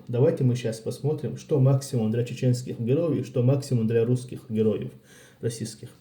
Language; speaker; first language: Russian; non-native, local second language; Chechen